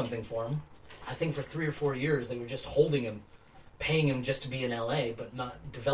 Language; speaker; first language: English; native; English